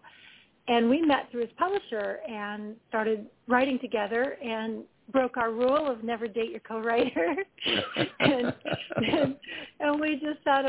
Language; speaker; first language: English; native; English